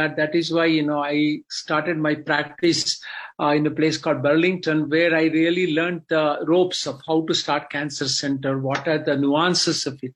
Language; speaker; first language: English; non-native, local second language; Kannada